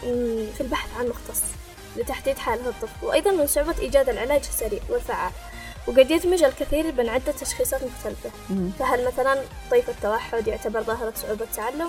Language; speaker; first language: Arabic; native; Arabic